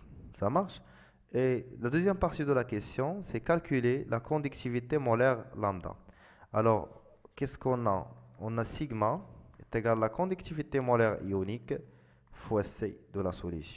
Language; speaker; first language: French; non-native, local second language; Arabic